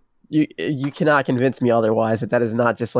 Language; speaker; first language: English; native; English